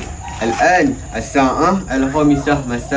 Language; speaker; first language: Arabic; non-native, learner; Malay